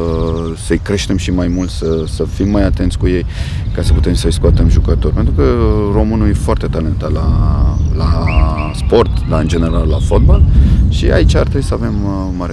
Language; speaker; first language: Romanian; non-native, local second language; Hungarian